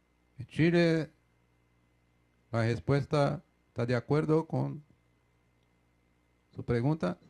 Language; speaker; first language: Spanish; non-native, fluent; Portuguese